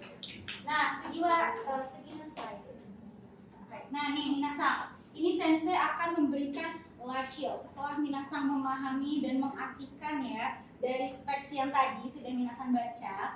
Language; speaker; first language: Indonesian; native; Indonesian